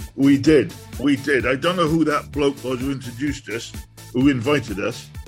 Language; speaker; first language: English; native; English